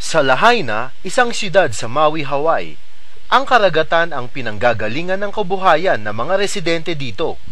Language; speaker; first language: Filipino; native; Filipino